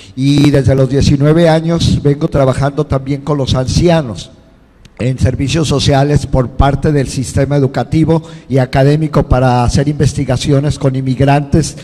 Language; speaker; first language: Spanish; non-native, fluent; Portuguese